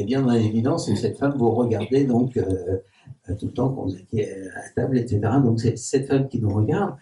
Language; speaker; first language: French; native; French